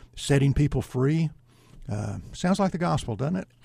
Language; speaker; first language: English; native; English